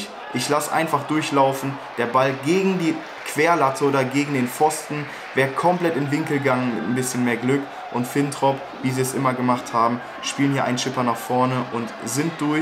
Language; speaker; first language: German; native; German